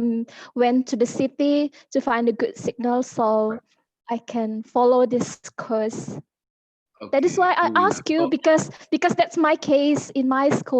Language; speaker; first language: English; non-native, fluent; Indonesian